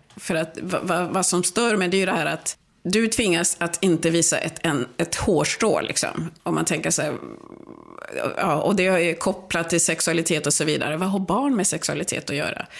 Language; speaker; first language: Swedish; early bilingual, other home language; Swahili